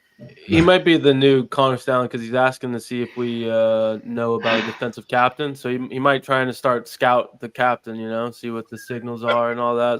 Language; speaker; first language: English; native; English